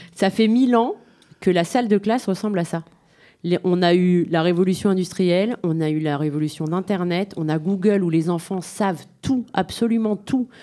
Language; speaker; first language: French; native; French